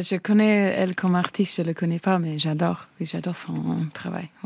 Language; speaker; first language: French; non-native, fluent; English